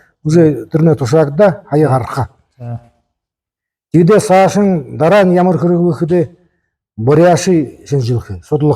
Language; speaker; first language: Mongolian; non-native, learner; Buriat